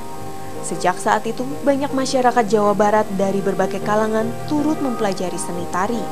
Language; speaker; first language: Indonesian; native; Indonesian